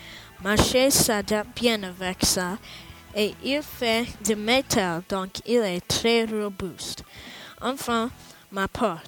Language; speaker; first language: French; non-native, learner; English